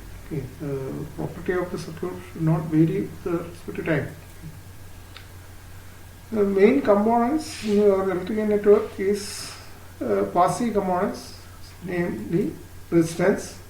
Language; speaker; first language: English; non-native, local second language; Malayalam